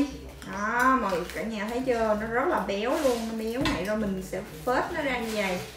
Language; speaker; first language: Vietnamese; native; Vietnamese